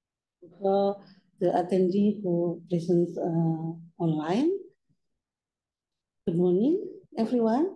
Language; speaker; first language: English; non-native, fluent; Indonesian